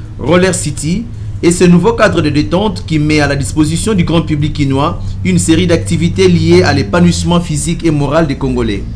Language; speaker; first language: French; non-native, local second language; Lingala